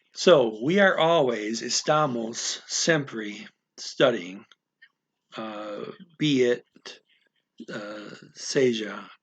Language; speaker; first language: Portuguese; non-native, learner; English